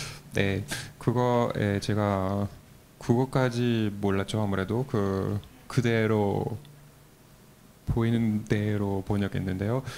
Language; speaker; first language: Korean; non-native, fluent; French